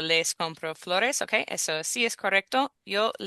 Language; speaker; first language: Spanish; non-native, fluent; English